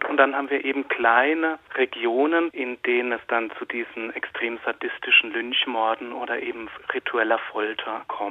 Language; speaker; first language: German; native; German